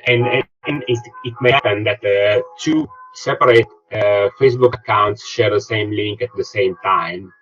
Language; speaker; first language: English; non-native, fluent; Italian